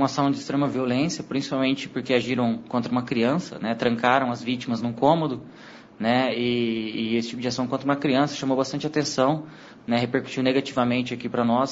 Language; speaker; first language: Portuguese; native; Portuguese